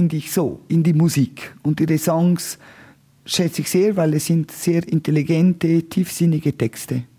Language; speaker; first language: German; non-native, local second language; Romansh